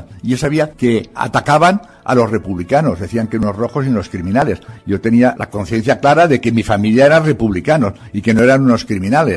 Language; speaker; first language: Spanish; native; Spanish